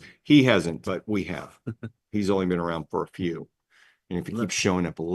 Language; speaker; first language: English; native; English